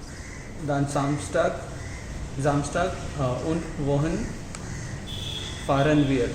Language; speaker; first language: German; non-native, learner; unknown